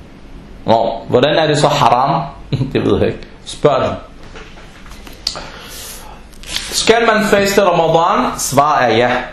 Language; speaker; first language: Danish; non-native, fluent; Arabic